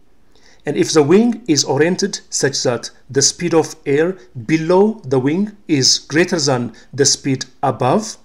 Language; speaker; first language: English; non-native, local second language; Amharic